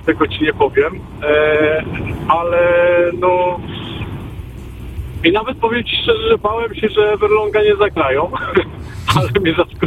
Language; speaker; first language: Polish; native; Polish